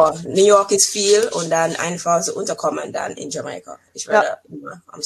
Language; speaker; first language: German; non-native, learner; English